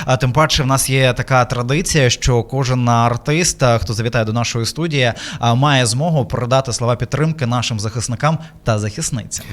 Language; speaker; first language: Ukrainian; native; Ukrainian